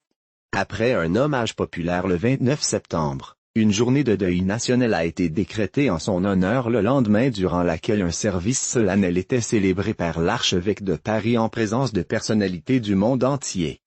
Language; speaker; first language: French; native; French